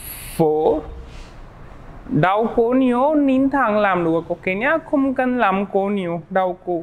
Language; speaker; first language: Vietnamese; non-native, learner; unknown